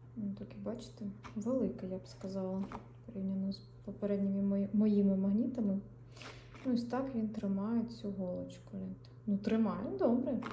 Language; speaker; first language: Ukrainian; non-native, local second language; Russian